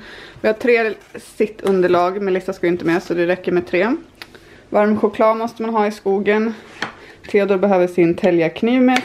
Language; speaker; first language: Swedish; native; Swedish